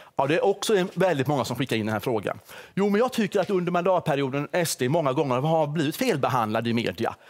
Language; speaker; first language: Swedish; native; Swedish